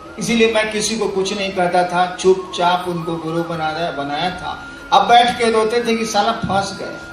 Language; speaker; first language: Hindi; native; Hindi